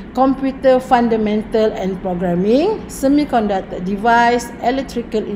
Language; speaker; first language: English; non-native, local second language; Malay